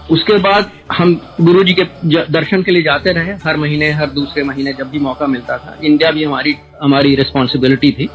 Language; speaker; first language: Hindi; native; Hindi